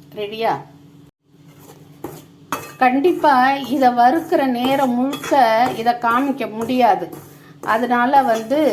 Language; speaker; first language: Tamil; native; Tamil